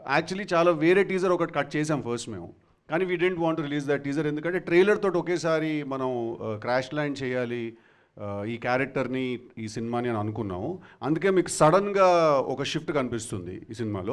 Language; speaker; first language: Telugu; native; Telugu